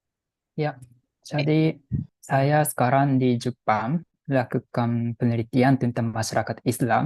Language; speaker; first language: Indonesian; non-native, fluent; Japanese